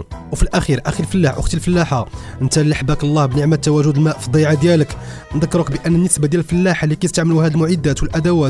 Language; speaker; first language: Arabic; native; Arabic